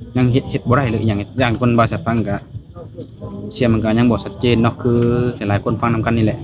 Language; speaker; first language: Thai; non-native, local second language; Northeastern Thai